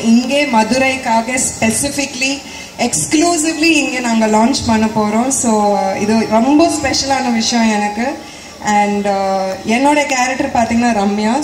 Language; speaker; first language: Tamil; non-native, local second language; Hindi